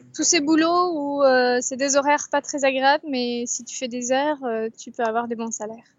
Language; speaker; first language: French; native; French